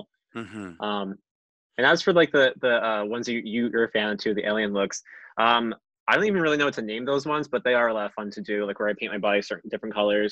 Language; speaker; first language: English; native; English